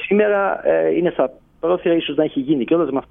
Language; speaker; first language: Greek; native; Greek